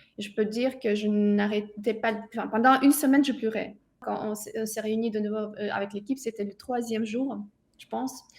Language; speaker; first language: French; non-native, fluent; Russian